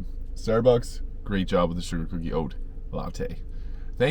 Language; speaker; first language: English; native; English